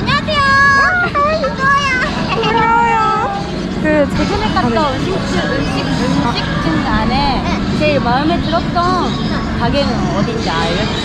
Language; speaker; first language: Korean; non-native, fluent; Japanese